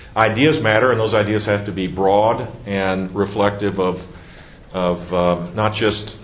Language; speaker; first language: English; native; English